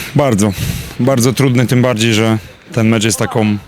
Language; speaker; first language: Polish; native; Polish